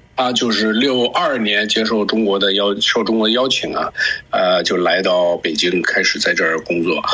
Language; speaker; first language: Chinese; native; Chinese